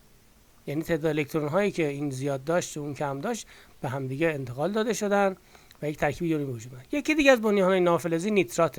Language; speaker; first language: Persian; native; Persian